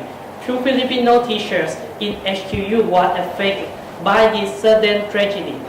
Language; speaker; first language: English; non-native, learner; Thai